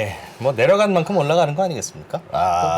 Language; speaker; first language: Korean; native; Korean